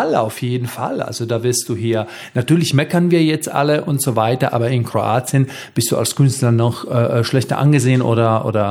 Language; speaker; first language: German; non-native, fluent; Croatian